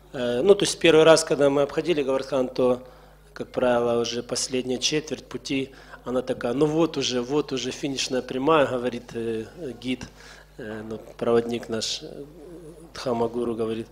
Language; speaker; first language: Russian; native; Russian